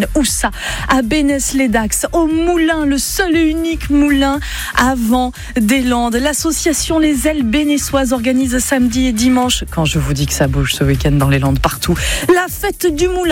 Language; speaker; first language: French; native; French